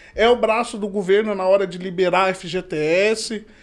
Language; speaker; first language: Portuguese; native; Portuguese